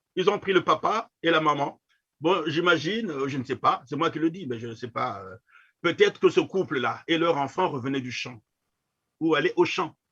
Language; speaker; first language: French; non-native, local second language; Kongo